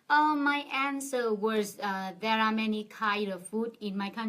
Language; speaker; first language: English; non-native, fluent; Vietnamese